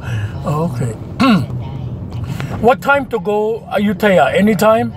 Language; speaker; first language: English; non-native, learner; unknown